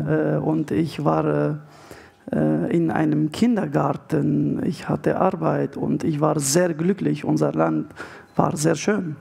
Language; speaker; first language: German; non-native, fluent; Arabic